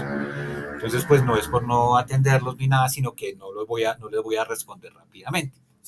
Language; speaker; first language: Spanish; native; Spanish